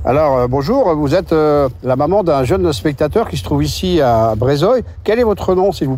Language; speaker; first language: French; native; French